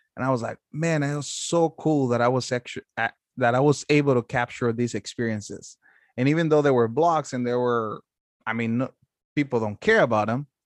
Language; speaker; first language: English; non-native, fluent; Spanish